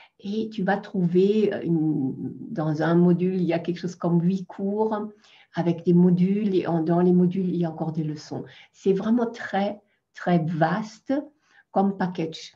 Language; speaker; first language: French; non-native, fluent; German